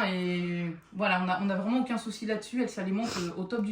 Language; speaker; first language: French; native; French